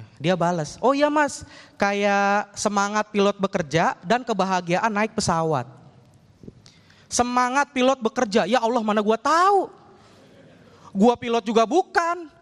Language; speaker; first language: Indonesian; native; Indonesian